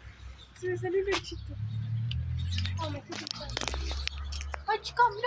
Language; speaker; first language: Spanish; native; Spanish